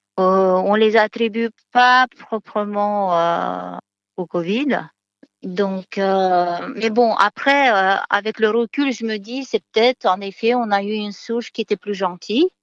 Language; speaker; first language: French; non-native, fluent; Romanian